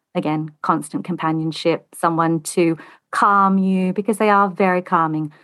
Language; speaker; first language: English; native; English